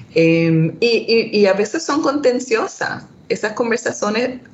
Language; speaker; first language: Spanish; early bilingual, heritage; Spanish